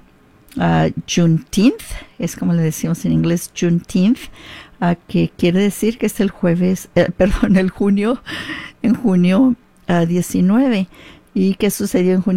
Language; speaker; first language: Spanish; early bilingual, heritage; Spanish